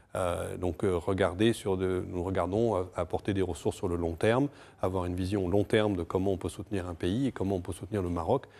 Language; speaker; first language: French; non-native, fluent; Portuguese